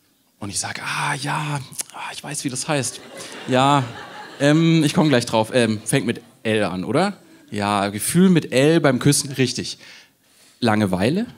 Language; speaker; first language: German; native; German